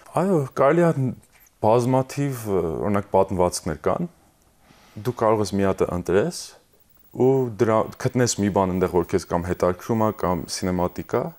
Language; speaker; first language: Armenian; early bilingual, heritage; Armenian